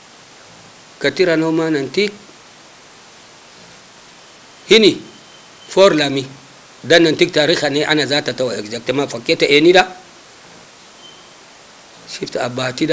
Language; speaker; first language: Arabic; non-native, local second language; Hausa